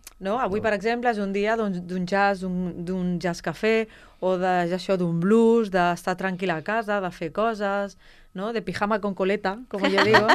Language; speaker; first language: Catalan; non-native, local second language; Spanish